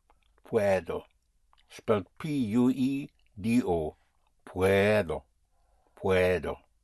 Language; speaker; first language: Spanish; non-native, fluent; English